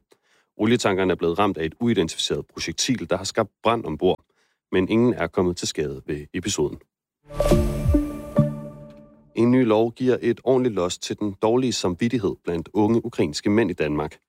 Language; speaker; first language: Danish; native; Danish